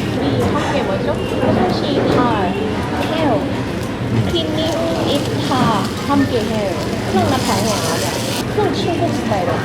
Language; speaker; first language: Korean; non-native, learner; Thai